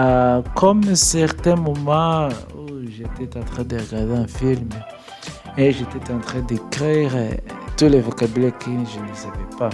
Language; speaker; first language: French; non-native, learner; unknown